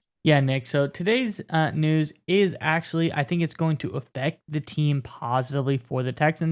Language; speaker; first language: English; native; English